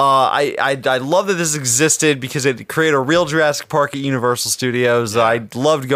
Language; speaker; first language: English; native; English